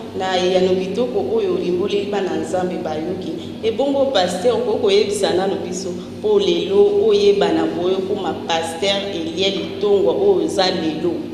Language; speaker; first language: Lingala; native; Lingala